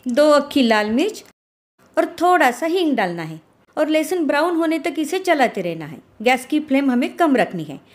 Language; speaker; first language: Hindi; non-native, local second language; Marathi